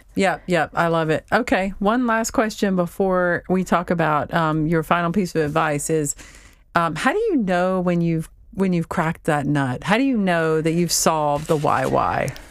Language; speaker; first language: English; native; English